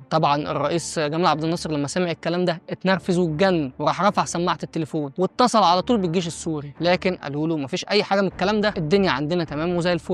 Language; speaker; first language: Arabic; native; Arabic